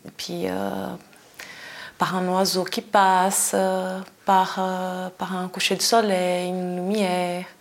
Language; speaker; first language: French; non-native, fluent; Portuguese